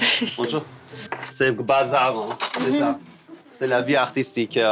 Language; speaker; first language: French; non-native, learner; Persian